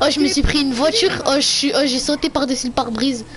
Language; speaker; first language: French; native; French